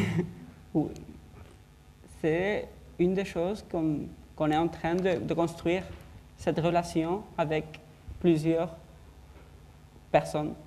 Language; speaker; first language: French; non-native, fluent; Spanish